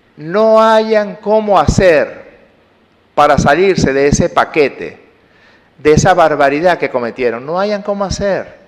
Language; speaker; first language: Spanish; native; Spanish